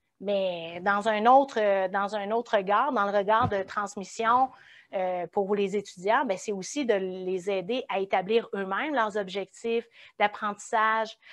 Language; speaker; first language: French; native; French